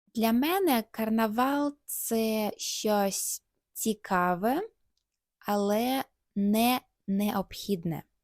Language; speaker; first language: Ukrainian; native; Ukrainian